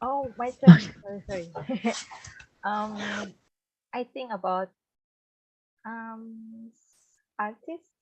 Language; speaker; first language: English; non-native, learner; Indonesian